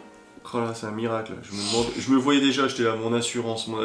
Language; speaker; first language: French; native; French